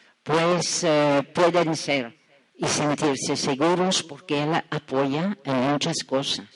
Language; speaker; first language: Spanish; non-native, fluent; French